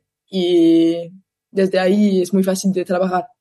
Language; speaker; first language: Spanish; non-native, learner; French